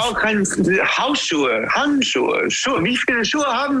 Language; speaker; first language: German; non-native, learner; English